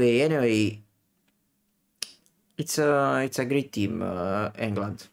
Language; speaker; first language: English; non-native, learner; Italian